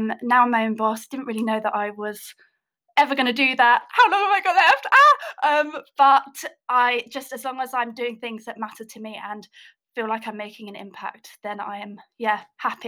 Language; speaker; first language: English; native; English